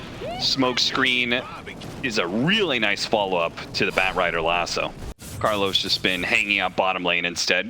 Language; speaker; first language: English; native; English